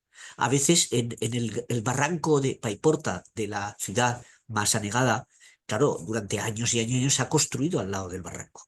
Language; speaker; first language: Spanish; native; Spanish